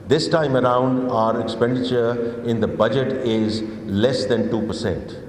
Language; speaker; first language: English; non-native, local second language; Urdu